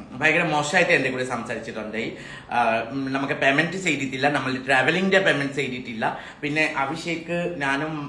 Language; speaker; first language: Malayalam; non-native, fluent; Assamese